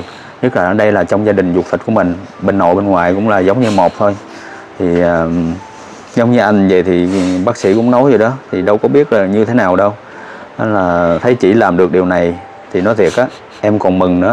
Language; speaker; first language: Vietnamese; native; Vietnamese